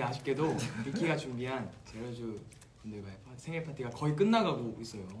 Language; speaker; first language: Korean; native; Korean